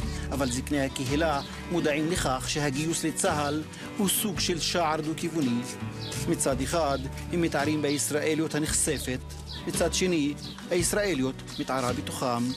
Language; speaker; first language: Hebrew; native; Hebrew